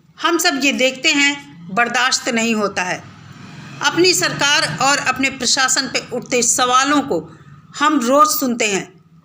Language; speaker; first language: Hindi; native; Hindi